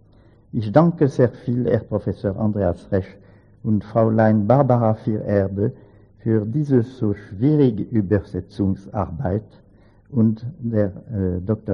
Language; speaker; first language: German; non-native, learner; French